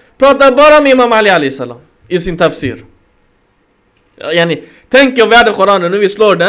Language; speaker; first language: Swedish; early bilingual, other home language; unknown